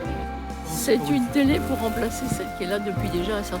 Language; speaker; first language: French; native; French